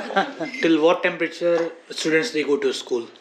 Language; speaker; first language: English; non-native, learner; Hindi